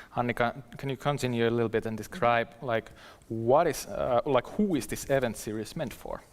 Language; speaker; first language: English; non-native, fluent; Finnish